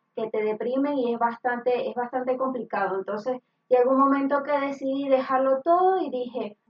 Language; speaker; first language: Spanish; native; Spanish